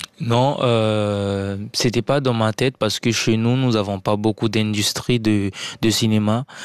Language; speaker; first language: French; non-native, local second language; Sango